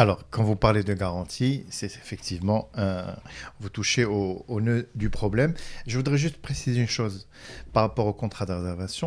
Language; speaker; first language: French; non-native, local second language; Arabic